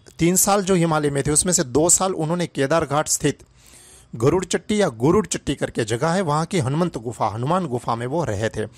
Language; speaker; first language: Hindi; non-native, local second language; Gujarati